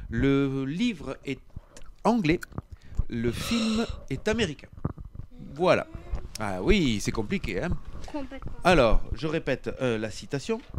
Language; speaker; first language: French; native; French